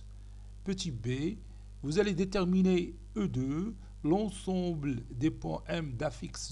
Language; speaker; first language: French; non-native, local second language; Arabic